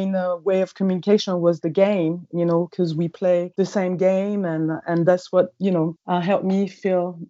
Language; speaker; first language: English; non-native, fluent; French